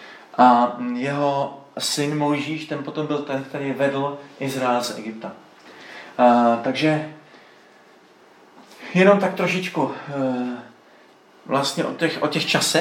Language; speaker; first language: Czech; native; Czech